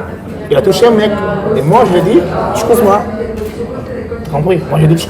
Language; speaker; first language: French; non-native, fluent; Portuguese